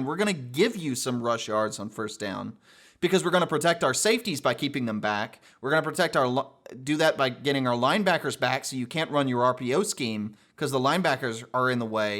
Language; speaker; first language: English; native; English